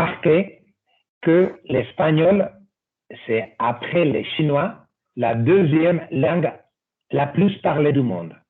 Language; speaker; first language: French; non-native, fluent; Spanish